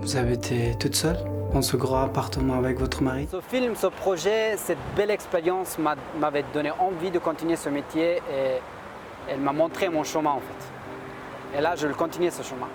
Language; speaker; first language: French; non-native, fluent; Persian